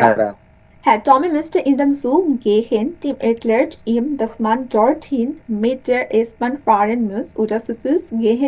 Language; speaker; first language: German; non-native, learner; Bangla